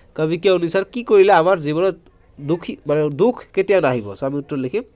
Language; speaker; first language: Hindi; non-native, local second language; Assamese